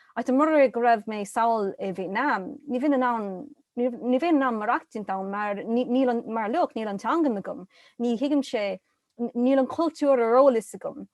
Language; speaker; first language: Irish; non-native, local second language; English